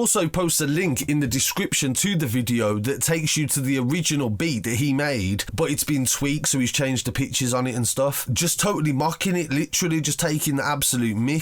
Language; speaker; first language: English; native; English